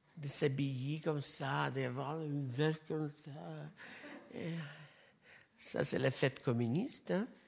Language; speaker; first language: French; non-native, fluent; Russian